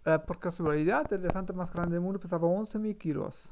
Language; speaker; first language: Spanish; non-native, learner; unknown